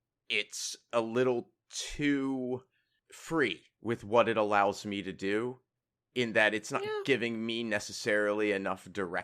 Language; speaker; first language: English; native; English